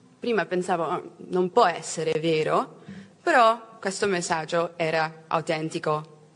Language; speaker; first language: Italian; non-native, learner; Dutch